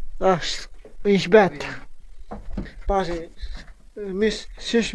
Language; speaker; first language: English; non-native, learner; Croatian